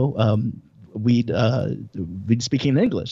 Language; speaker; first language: English; native; English